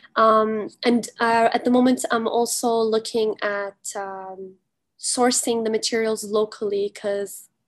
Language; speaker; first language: English; early bilingual, heritage; Arabic